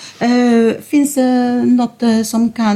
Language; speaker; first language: Swedish; non-native, fluent; Arabic